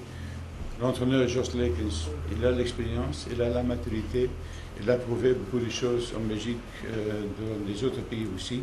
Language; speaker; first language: French; non-native, local second language; Dutch